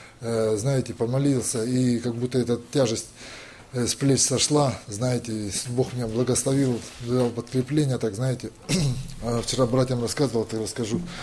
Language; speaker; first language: Russian; native; Russian